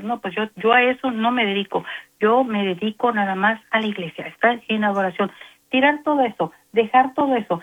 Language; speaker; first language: Spanish; native; Spanish